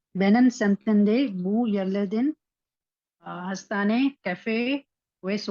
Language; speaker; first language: Turkish; non-native, learner; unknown